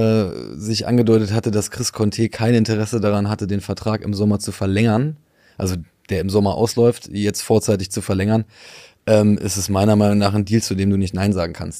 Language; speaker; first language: German; native; German